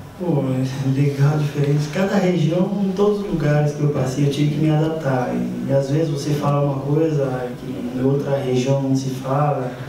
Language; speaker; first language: Portuguese; non-native, fluent; French